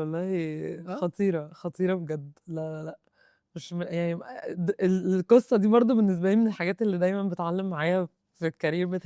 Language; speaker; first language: Arabic; native; Arabic